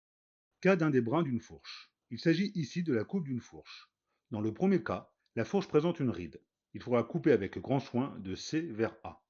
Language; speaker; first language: French; native; French